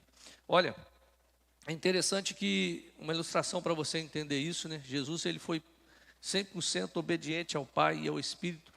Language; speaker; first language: Portuguese; native; Portuguese